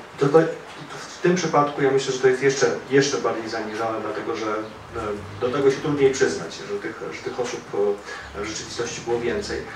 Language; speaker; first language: Polish; native; Polish